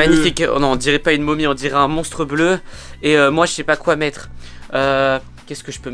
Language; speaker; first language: French; native; French